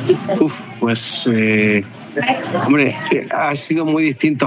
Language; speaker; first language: Spanish; native; Spanish